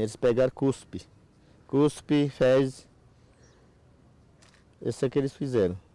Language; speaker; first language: Portuguese; non-native, local second language; Yanomámi